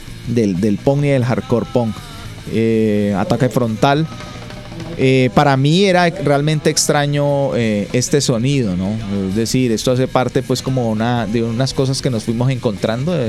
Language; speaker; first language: Spanish; native; Spanish